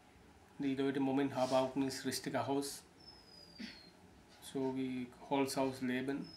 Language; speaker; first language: German; non-native, learner; Sinhala